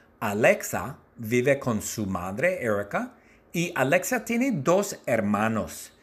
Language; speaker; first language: Spanish; non-native, learner; English